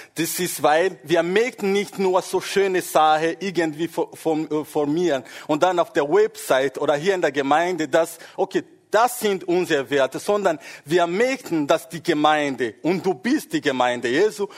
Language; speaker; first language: German; non-native, fluent; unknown